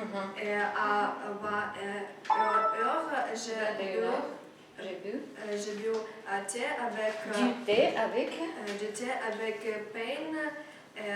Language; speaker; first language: French; non-native, learner; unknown